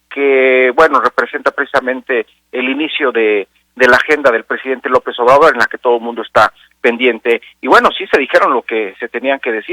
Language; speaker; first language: Spanish; native; Spanish